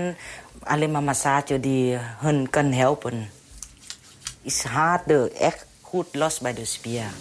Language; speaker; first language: Dutch; non-native, learner; Thai